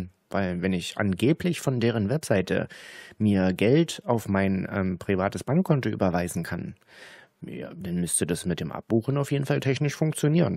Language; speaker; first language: German; native; German